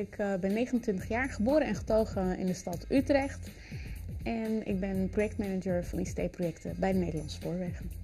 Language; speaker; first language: Dutch; native; Dutch